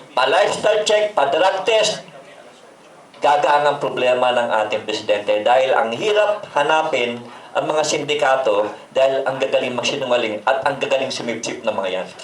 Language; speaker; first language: Filipino; native; Filipino